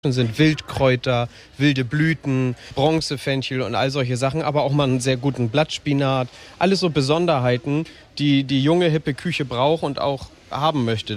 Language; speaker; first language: German; native; German